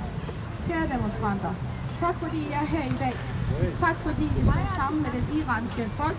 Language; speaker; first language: Danish; non-native, fluent; Persian